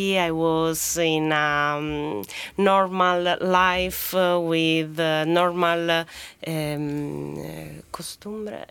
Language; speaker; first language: English; non-native, fluent; Italian